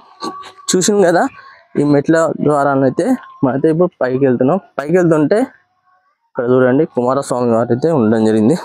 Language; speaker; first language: Telugu; native; Telugu